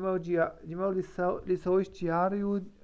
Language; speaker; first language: Portuguese; non-native, learner; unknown